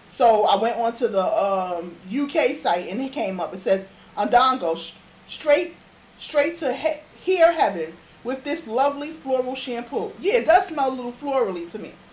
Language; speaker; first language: English; native; English